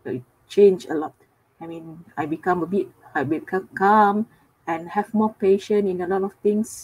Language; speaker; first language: English; non-native, local second language; Cantonese